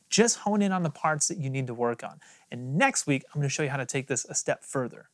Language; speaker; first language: English; native; English